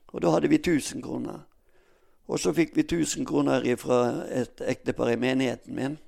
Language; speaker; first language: Norwegian; native; Norwegian